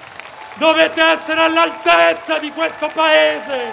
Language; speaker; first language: Italian; native; Italian